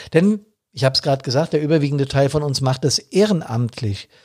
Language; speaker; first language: German; native; German